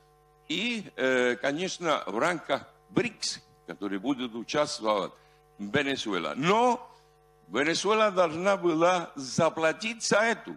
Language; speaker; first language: Russian; non-native, fluent; Spanish